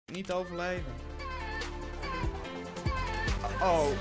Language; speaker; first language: Dutch; native; Dutch